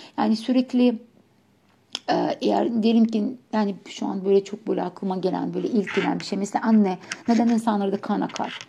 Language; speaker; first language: Turkish; non-native, fluent; Ukrainian